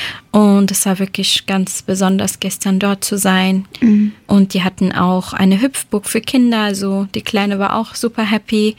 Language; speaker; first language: German; early bilingual, other home language; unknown